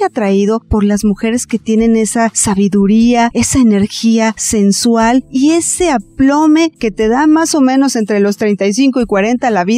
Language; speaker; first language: Spanish; native; Spanish